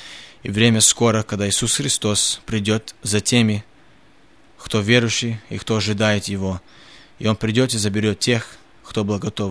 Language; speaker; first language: Russian; early bilingual, heritage; Russian